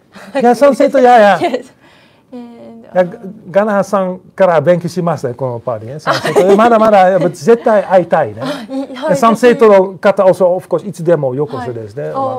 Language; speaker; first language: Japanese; non-native, learner; Dutch